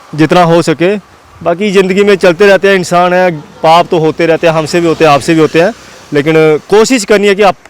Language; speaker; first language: Hindi; non-native, local second language; Dogri